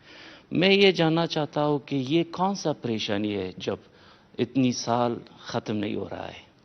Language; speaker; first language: Hindi; non-native, fluent; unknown